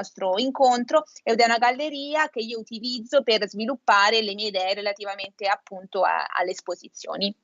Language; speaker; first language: Italian; native; Italian